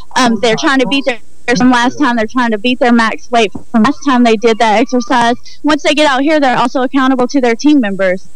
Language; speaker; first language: English; native; English